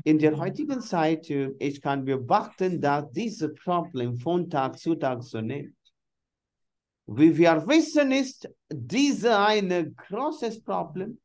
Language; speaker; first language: German; non-native, fluent; Hindi